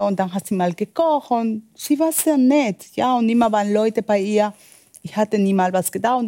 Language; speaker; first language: German; non-native, fluent; Spanish